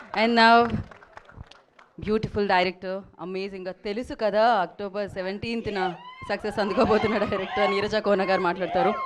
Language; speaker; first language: Telugu; native; Telugu